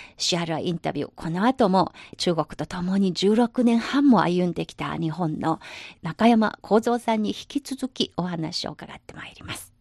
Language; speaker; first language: Japanese; non-native, fluent; Chinese